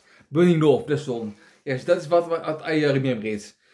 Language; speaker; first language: English; non-native, learner; Dutch